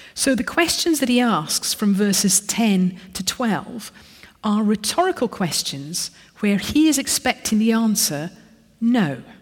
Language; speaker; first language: English; native; English